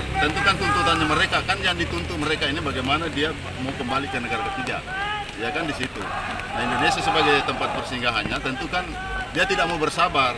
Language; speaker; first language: Malay; native; Malay